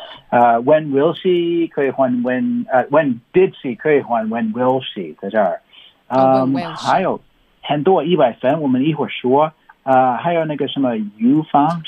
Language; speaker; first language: Chinese; non-native, fluent; English